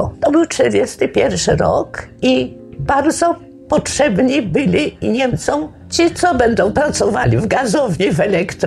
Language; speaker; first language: Polish; native; Polish